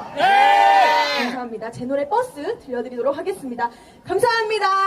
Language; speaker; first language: Korean; native; Korean